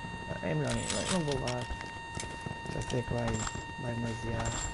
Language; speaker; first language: Portuguese; native; Portuguese